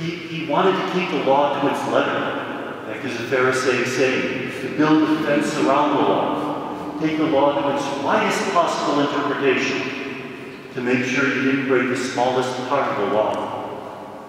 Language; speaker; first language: English; native; English